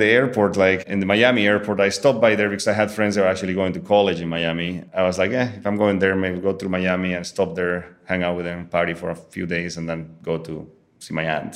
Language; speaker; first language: English; non-native, fluent; Spanish